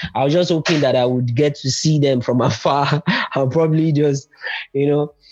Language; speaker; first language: English; non-native, local second language; Yoruba